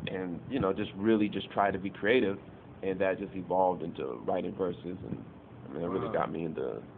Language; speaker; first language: English; native; English